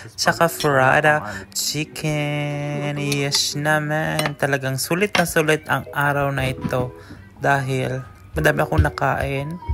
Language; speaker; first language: Filipino; native; Filipino